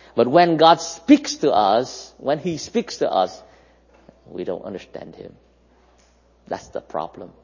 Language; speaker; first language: English; non-native, fluent; Vietnamese